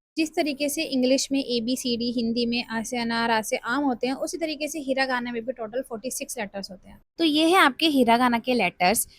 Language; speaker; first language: Hindi; native; Hindi